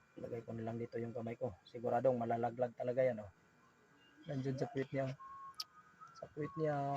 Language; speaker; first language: Filipino; non-native, local second language; Cebuano